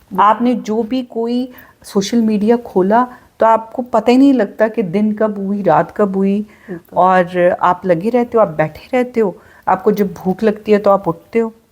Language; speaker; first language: Urdu; native; Urdu